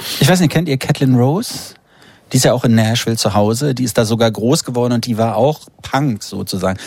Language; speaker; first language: German; native; German